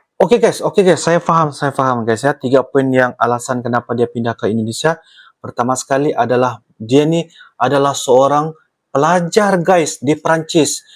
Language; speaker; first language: Malay; native; Malay